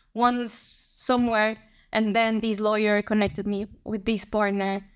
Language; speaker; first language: English; non-native, fluent; Spanish